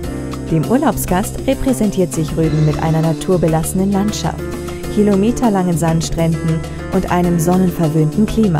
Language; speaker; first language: German; native; German